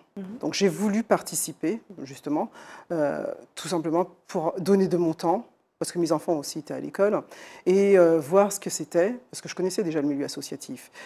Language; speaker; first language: French; native; French